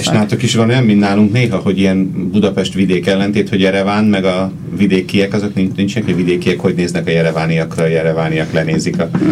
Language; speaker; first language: Hungarian; native; Hungarian